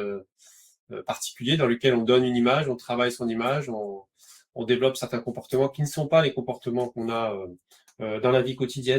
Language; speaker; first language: French; native; French